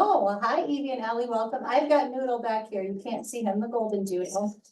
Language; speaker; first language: English; native; English